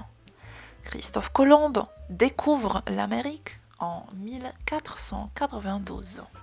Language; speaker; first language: French; non-native, fluent; Polish